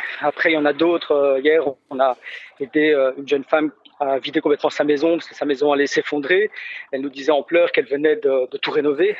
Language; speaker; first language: French; native; French